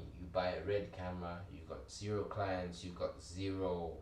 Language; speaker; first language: English; early bilingual, other home language; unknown